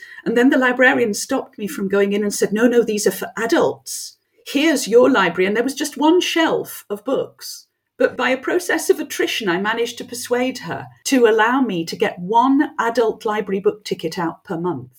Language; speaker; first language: English; non-native, local second language; French